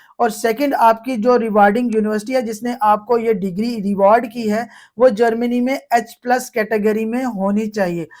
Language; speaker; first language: Urdu; non-native, local second language; Punjabi